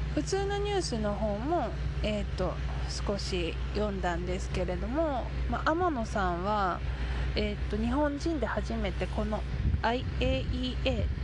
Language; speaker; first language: Japanese; native; Japanese